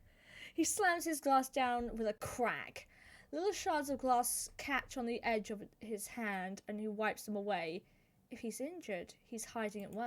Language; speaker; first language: English; native; English